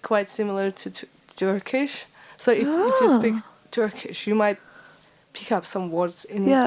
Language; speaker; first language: English; non-native, fluent; Uzbek